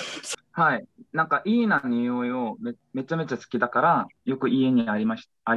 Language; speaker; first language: Japanese; non-native, learner; Korean